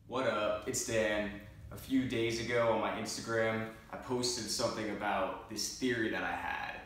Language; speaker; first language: English; native; English